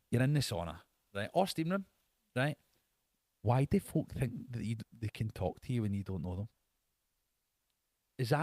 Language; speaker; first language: English; native; English